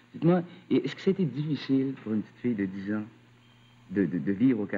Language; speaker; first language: French; native; French